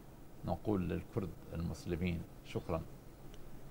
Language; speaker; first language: Arabic; native; Arabic